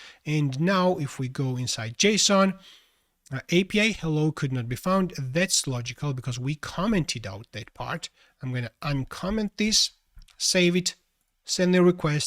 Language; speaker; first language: English; non-native, fluent; Georgian